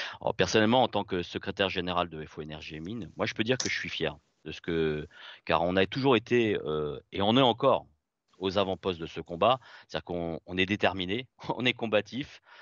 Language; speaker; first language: French; native; French